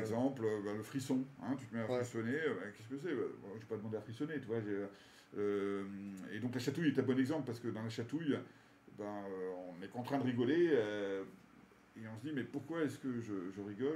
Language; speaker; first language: French; native; French